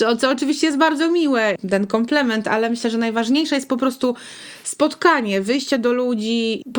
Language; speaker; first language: Polish; native; Polish